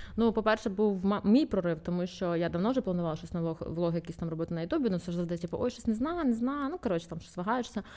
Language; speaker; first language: Ukrainian; non-native, local second language; Russian